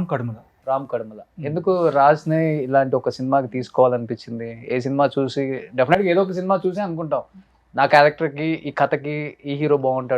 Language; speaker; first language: Telugu; native; Telugu